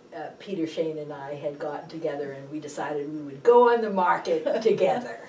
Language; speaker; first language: English; native; English